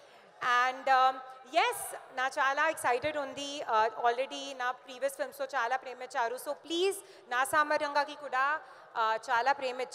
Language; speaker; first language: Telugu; non-native, learner; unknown